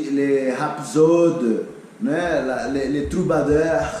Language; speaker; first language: French; non-native, learner; Portuguese